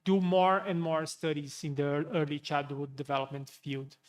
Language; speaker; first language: English; non-native, fluent; Portuguese